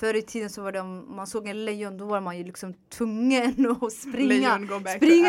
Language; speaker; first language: Swedish; non-native, fluent; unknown